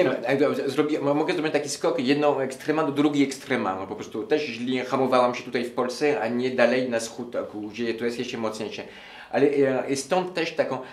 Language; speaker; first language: Polish; non-native, learner; French